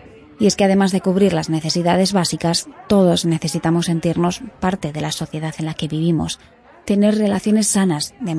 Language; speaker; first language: Spanish; native; Spanish